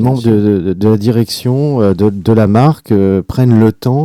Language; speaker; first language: French; native; French